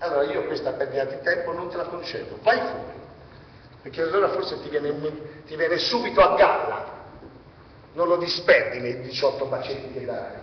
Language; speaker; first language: Italian; native; Italian